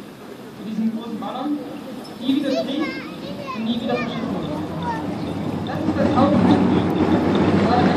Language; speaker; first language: German; native; German